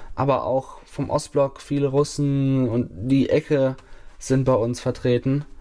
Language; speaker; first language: German; native; German